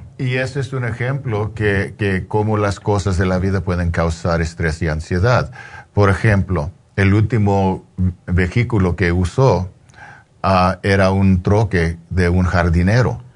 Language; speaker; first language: Spanish; early bilingual, heritage; Spanish